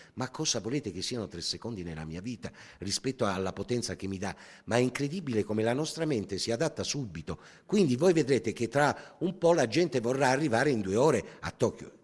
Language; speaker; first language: Italian; native; Italian